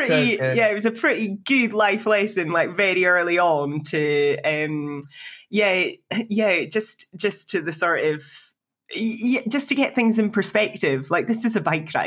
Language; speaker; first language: English; native; English